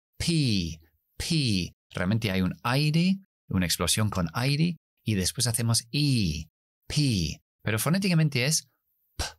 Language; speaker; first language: Spanish; non-native, fluent; English